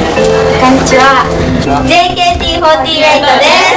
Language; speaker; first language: Japanese; non-native, learner; Indonesian